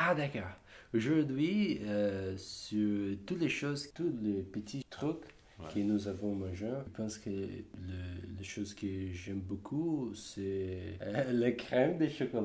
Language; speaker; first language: French; non-native, learner; Portuguese